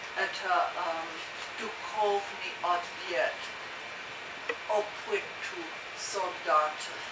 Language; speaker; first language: Russian; non-native, learner; English